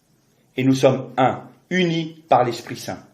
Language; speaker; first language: French; native; French